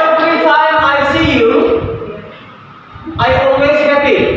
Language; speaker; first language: English; non-native, learner; Indonesian